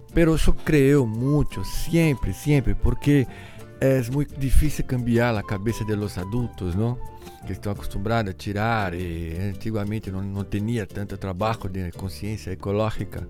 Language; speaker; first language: Spanish; non-native, fluent; Portuguese